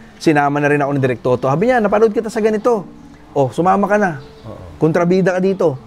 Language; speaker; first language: Filipino; native; Filipino